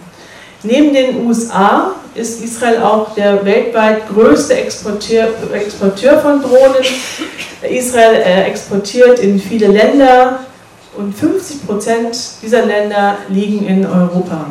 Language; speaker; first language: German; native; German